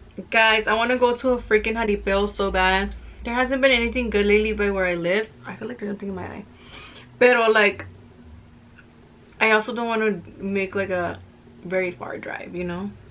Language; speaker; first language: English; early bilingual, other home language; Spanish